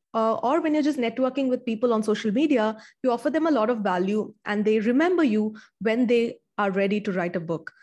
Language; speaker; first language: English; non-native, local second language; Tamil